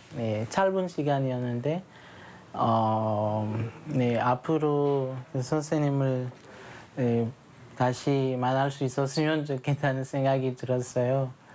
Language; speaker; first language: Korean; non-native, fluent; French